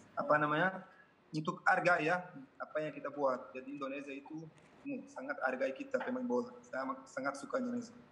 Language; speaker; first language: Indonesian; non-native, fluent; Portuguese